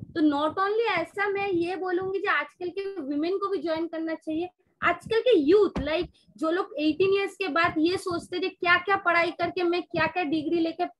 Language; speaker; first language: Hindi; non-native, local second language; Bangla